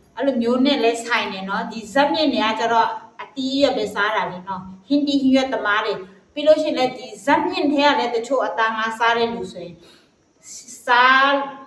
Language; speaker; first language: Burmese; non-native, local second language; Kachin